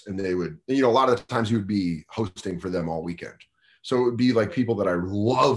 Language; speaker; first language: English; native; English